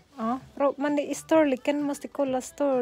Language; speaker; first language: Swedish; non-native, learner; Cebuano